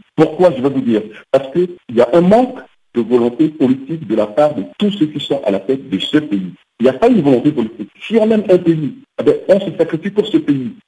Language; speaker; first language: French; non-native, local second language; Sango